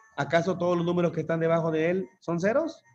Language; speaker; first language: Spanish; native; Spanish